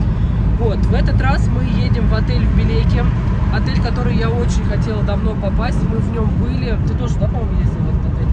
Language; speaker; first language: Russian; native; Russian